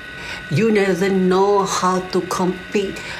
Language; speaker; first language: English; non-native, learner; Malay